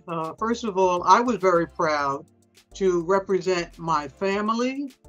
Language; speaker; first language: English; native; English